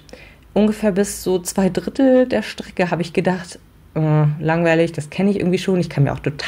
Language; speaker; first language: German; native; German